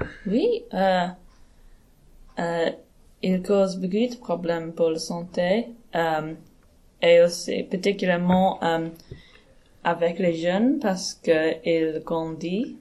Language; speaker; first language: French; non-native, learner; English